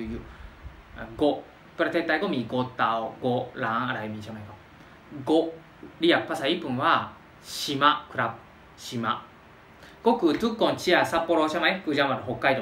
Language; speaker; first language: Thai; non-native, fluent; Japanese